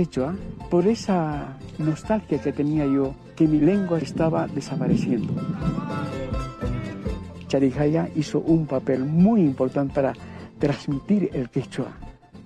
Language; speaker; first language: Spanish; non-native, local second language; Quechua